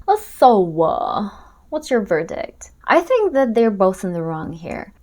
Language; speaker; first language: English; non-native, fluent; Russian